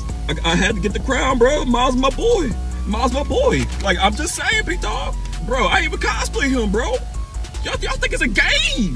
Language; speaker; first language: English; native; English